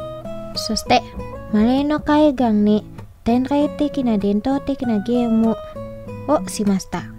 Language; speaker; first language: Japanese; non-native, fluent; Indonesian